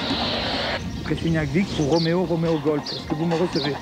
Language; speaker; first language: French; native; French